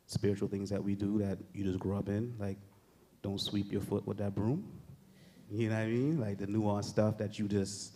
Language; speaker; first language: English; native; English